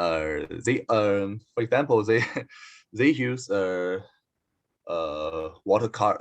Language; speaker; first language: English; non-native, learner; Chinese